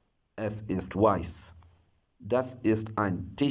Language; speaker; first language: German; non-native, fluent; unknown